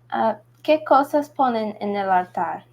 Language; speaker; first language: Spanish; non-native, learner; Portuguese